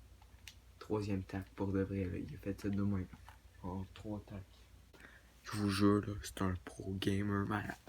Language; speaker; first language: French; native; French